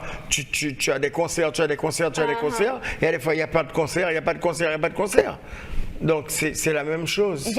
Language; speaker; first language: French; non-native, local second language; Haitian Creole